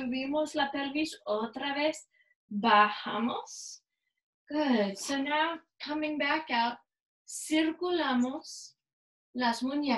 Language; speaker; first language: Spanish; non-native, learner; English